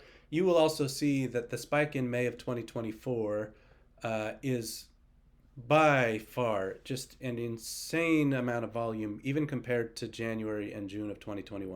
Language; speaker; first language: English; native; English